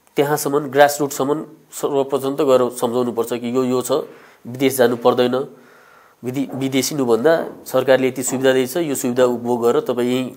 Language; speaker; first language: Nepali; non-native, local second language; Bhojpuri